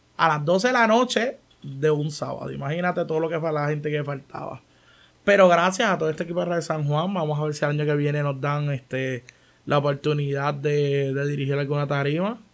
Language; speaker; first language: Spanish; native; Spanish